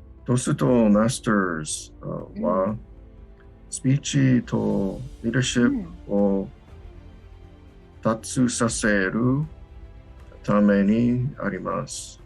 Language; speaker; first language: Japanese; non-native, learner; English